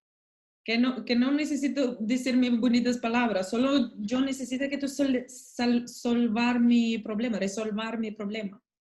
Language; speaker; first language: Spanish; non-native, learner; Russian